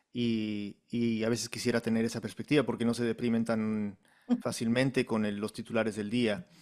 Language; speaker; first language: Spanish; early bilingual, heritage; Spanish